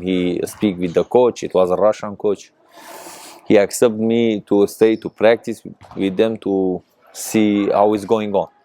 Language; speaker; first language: English; non-native, learner; Persian